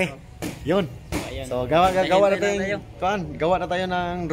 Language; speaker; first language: Filipino; non-native, local second language; Cebuano